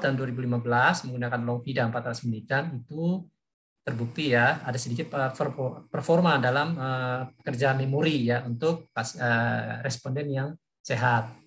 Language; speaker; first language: Indonesian; native; Indonesian